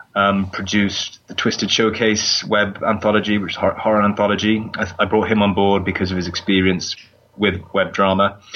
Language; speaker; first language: English; native; English